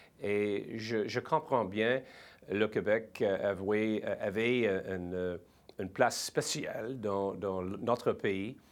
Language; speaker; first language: French; non-native, learner; English